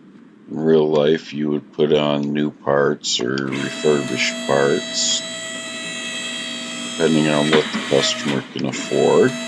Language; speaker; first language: English; native; English